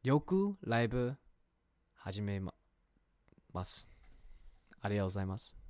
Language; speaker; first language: Japanese; non-native, learner; English